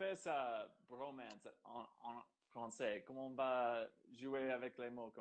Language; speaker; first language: French; non-native, fluent; English